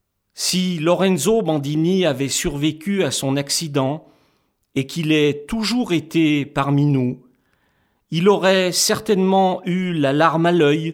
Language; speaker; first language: French; native; French